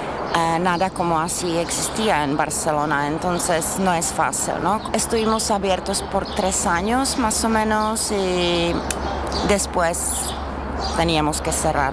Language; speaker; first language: Spanish; non-native, learner; Czech